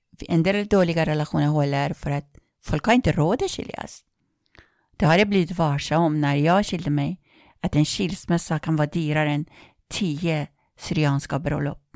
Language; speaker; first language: Swedish; non-native, fluent; Persian